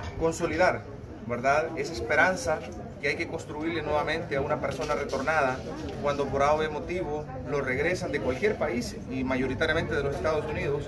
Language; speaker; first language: Spanish; native; Spanish